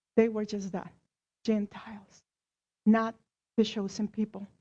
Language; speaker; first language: English; non-native, fluent; Spanish